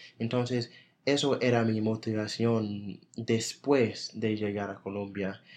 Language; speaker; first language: Spanish; non-native, fluent; English